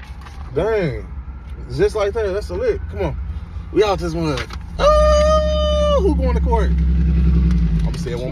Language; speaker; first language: English; native; English